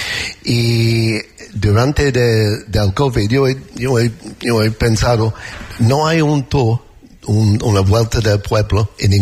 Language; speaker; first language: Spanish; non-native, learner; English